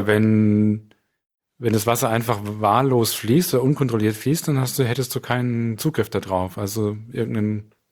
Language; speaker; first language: German; native; German